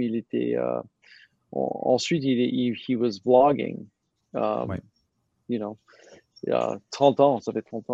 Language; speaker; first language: French; non-native, learner; English